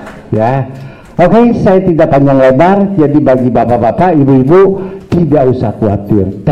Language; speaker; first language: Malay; non-native, local second language; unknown